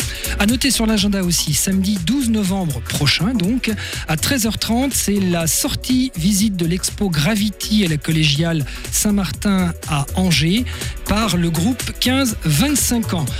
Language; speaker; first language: French; native; French